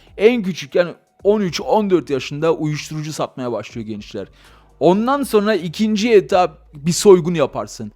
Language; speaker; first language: Turkish; early bilingual, heritage; Turkish